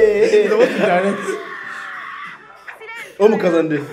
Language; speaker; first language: Turkish; early bilingual, heritage; Turkish